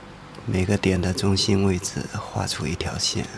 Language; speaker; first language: Chinese; native; Chinese